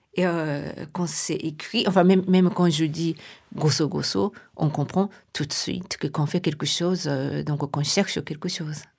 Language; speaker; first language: French; non-native, fluent; Japanese